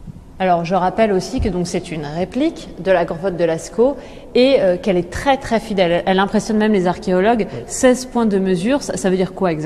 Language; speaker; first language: French; native; French